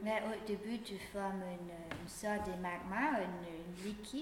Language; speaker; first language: French; non-native, fluent; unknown